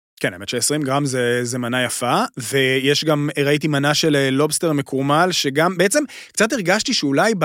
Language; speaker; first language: Hebrew; native; Hebrew